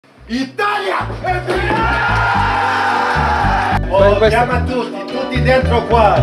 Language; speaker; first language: Italian; non-native, fluent; Swedish